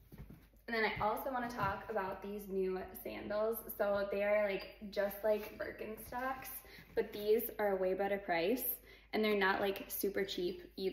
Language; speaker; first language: English; native; English